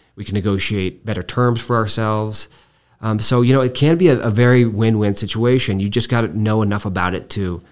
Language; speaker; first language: English; native; English